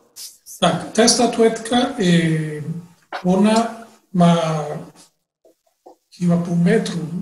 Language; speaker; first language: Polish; non-native, learner; Spanish